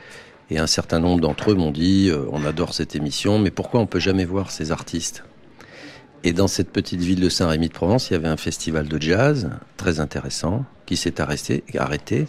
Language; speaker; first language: French; native; French